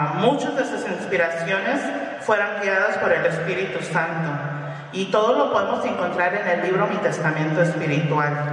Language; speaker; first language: Spanish; early bilingual, heritage; Spanish